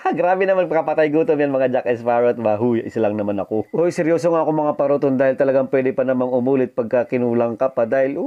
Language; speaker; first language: Filipino; non-native, local second language; Bikol